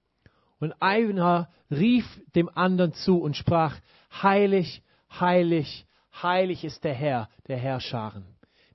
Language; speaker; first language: German; non-native, fluent; English